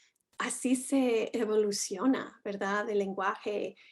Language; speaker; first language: Spanish; non-native, fluent; English